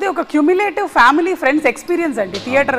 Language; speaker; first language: Telugu; native; Telugu